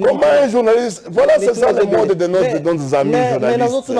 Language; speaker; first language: French; non-native, local second language; Lingala